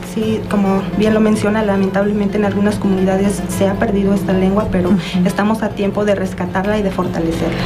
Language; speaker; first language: Spanish; non-native, local second language; Nahuatl languages